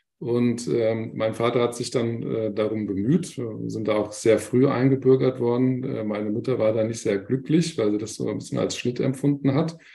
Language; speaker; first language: German; early bilingual, other home language; Turkish